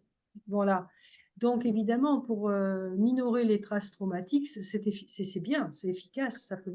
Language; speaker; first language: French; native; French